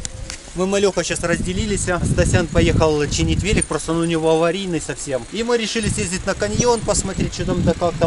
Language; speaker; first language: Russian; native; Russian